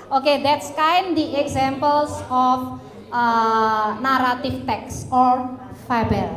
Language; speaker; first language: English; non-native, fluent; Indonesian